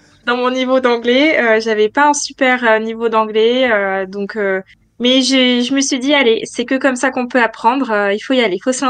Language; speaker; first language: French; native; French